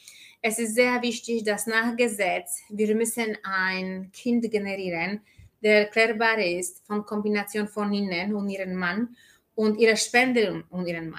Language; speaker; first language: German; non-native, fluent; Polish